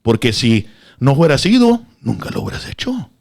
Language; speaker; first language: Spanish; early bilingual, other home language; English